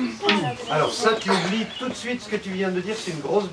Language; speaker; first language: French; native; French